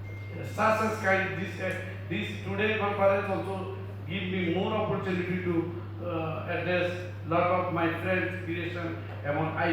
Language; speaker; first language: English; non-native, learner; Bangla